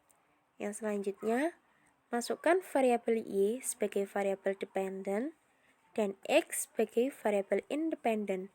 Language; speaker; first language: Indonesian; native; Indonesian